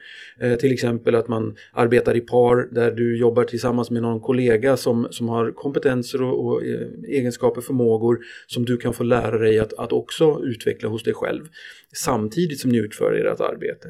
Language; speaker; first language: Swedish; native; Swedish